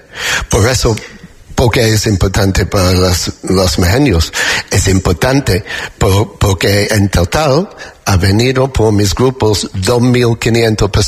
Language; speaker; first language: Spanish; non-native, learner; English